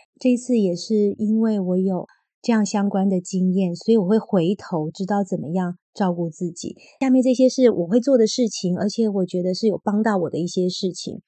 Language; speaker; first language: Chinese; native; Chinese